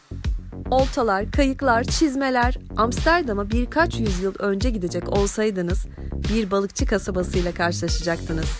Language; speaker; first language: Turkish; native; Turkish